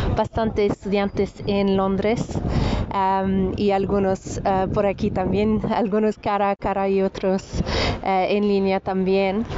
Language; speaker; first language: Spanish; non-native, fluent; French